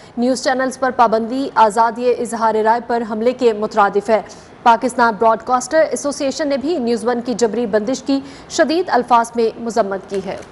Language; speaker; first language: Urdu; native; Urdu